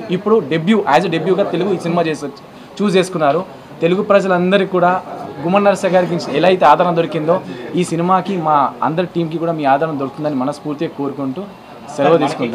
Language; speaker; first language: Telugu; native; Telugu